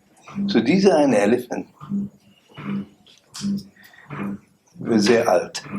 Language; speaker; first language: German; non-native, learner; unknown